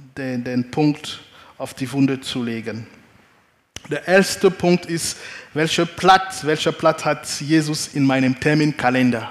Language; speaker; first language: German; non-native, fluent; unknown